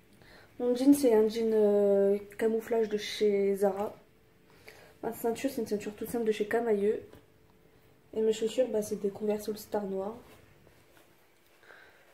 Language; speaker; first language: French; native; French